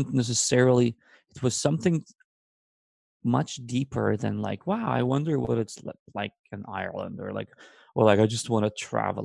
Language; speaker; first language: English; non-native, fluent; Hebrew